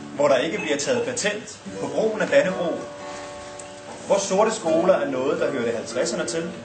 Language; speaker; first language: Danish; early bilingual, other home language; Arabic